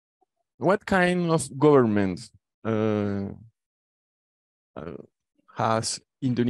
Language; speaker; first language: English; non-native, fluent; Spanish